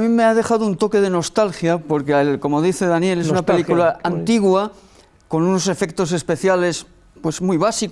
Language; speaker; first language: Spanish; native; Spanish